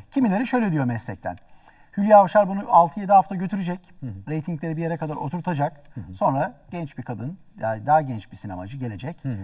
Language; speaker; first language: Turkish; native; Turkish